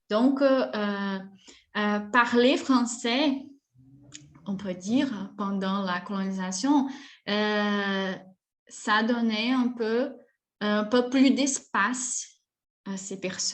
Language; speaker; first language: French; non-native, fluent; Portuguese